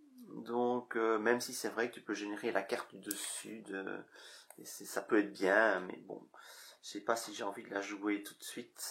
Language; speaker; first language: French; native; French